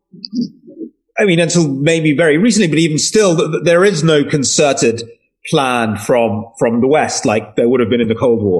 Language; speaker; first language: English; native; English